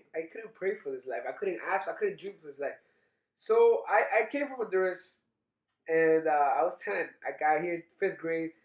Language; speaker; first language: English; early bilingual, other home language; Spanish